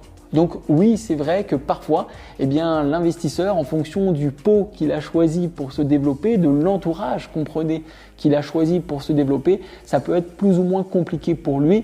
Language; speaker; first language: French; native; French